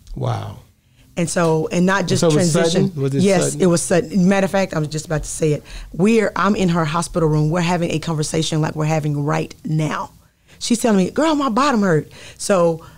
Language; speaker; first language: English; native; English